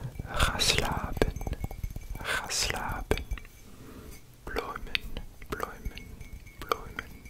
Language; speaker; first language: Dutch; non-native, learner; English